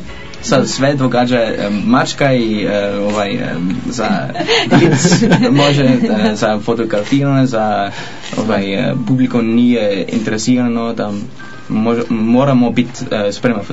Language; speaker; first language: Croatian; non-native, learner; Dutch